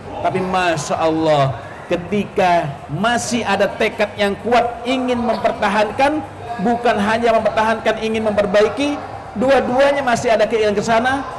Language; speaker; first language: Indonesian; native; Indonesian